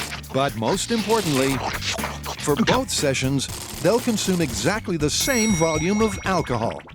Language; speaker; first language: English; native; English